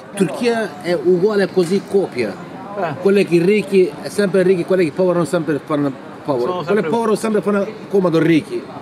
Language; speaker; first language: Italian; non-native, learner; Turkish